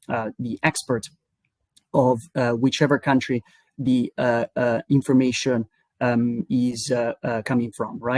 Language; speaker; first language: English; non-native, fluent; Italian